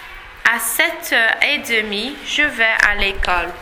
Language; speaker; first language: French; non-native, learner; English